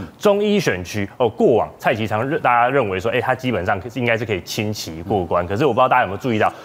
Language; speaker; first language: Chinese; native; Chinese